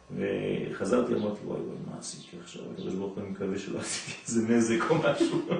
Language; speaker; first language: Hebrew; non-native, fluent; French